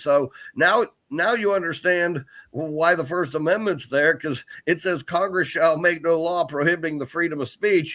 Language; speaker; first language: English; native; English